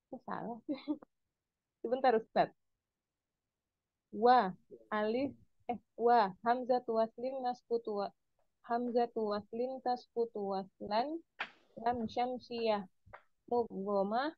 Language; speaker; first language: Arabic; non-native, learner; Indonesian